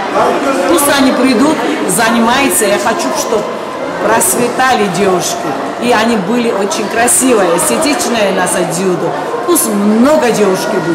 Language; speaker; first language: Russian; non-native, learner; Georgian